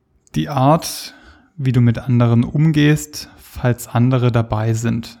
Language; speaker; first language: German; native; German